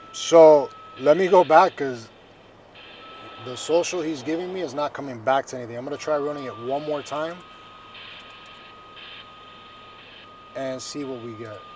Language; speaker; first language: English; early bilingual, other home language; Spanish